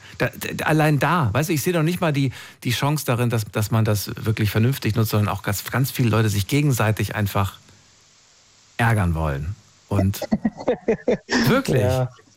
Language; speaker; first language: German; native; German